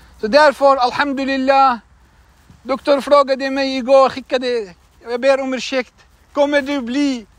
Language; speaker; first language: Swedish; non-native, fluent; Arabic